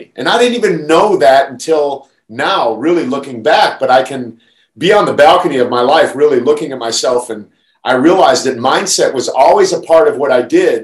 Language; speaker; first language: English; native; English